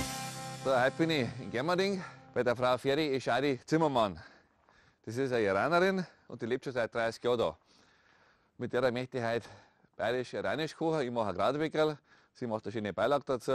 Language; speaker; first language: German; native; German